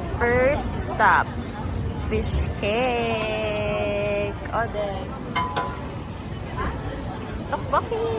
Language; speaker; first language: English; non-native, local second language; Filipino